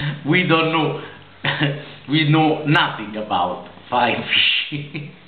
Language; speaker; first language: English; non-native, learner; Italian